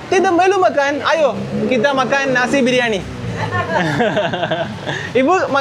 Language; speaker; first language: Indonesian; non-native, learner; Malayalam